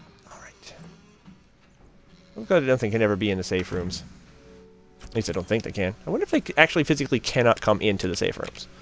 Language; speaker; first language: English; native; English